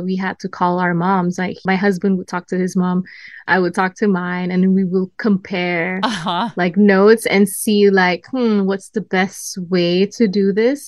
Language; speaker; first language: English; non-native, local second language; Malay